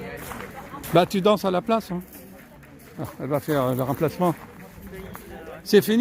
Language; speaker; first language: French; non-native, fluent; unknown